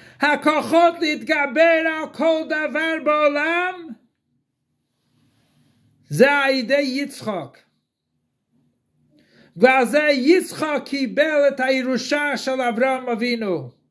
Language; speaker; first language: Hebrew; non-native, fluent; English